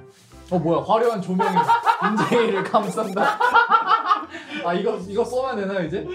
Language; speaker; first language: Korean; native; Korean